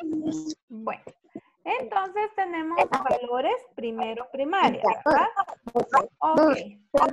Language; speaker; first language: Spanish; native; Spanish